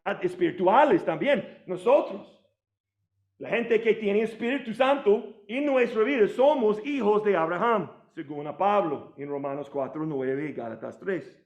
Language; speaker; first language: Spanish; non-native, learner; English